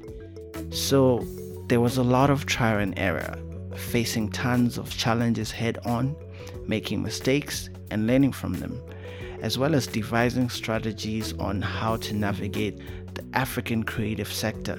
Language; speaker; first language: English; non-native, local second language; Shona